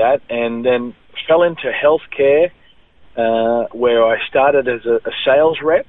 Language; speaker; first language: English; native; English